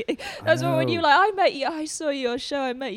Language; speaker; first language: English; native; English